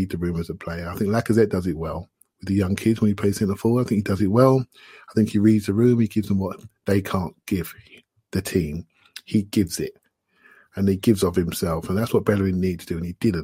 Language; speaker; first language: English; native; English